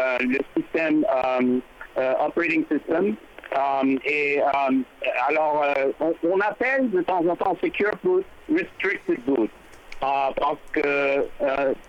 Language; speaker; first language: French; non-native, learner; English